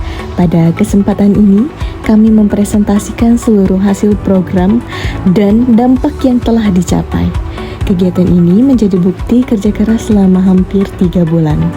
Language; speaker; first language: Indonesian; native; Indonesian